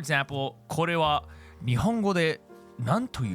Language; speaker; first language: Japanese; non-native, fluent; English